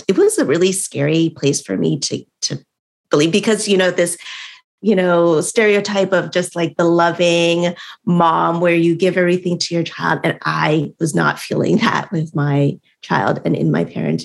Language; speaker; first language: English; native; English